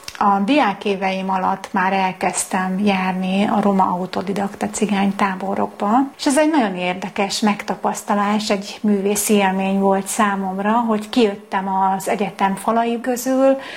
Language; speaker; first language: Hungarian; native; Hungarian